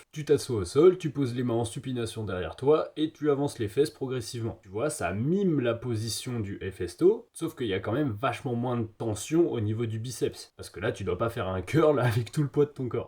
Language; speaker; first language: French; native; French